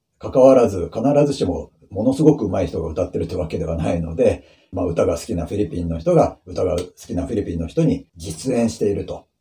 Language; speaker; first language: Japanese; native; Japanese